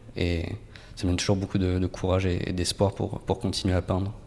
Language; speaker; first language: French; native; French